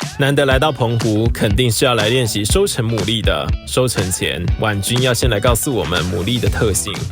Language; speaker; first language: Chinese; native; Chinese